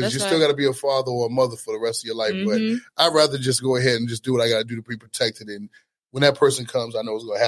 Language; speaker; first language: English; native; English